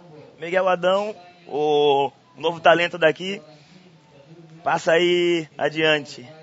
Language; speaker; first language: Portuguese; non-native, fluent; Spanish